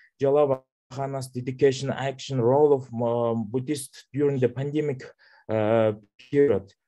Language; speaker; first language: English; non-native, learner; Mongolian